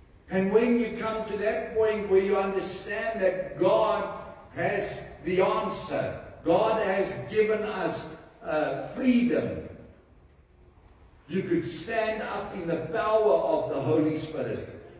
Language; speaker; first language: English; non-native, local second language; Afrikaans